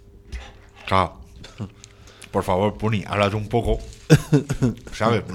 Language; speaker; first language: Spanish; native; Spanish